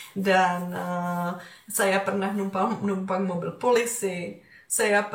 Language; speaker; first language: Indonesian; non-native, fluent; Czech